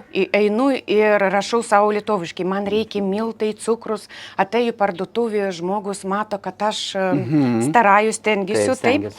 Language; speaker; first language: Lithuanian; non-native, learner; Ukrainian